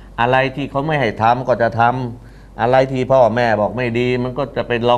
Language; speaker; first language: Thai; native; Thai